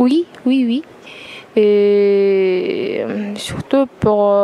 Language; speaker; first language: French; non-native, fluent; Japanese